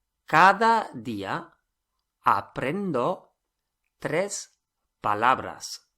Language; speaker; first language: Spanish; non-native, fluent; English